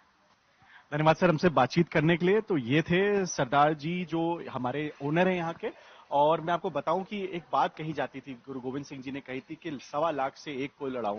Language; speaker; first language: Hindi; native; Hindi